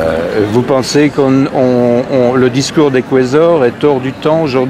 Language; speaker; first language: French; native; French